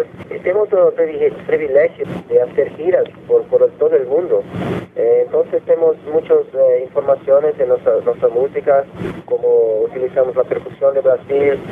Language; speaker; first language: Spanish; non-native, fluent; Portuguese